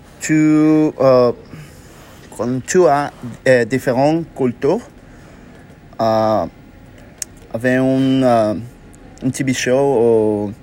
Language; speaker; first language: French; non-native, learner; Spanish